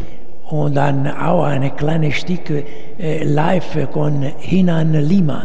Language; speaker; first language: German; non-native, fluent; Italian